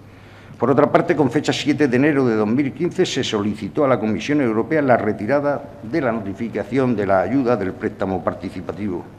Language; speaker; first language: Spanish; native; Spanish